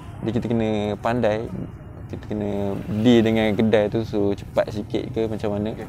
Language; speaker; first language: Malay; native; Malay